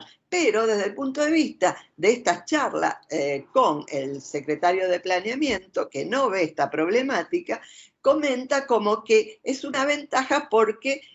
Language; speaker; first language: Spanish; native; Spanish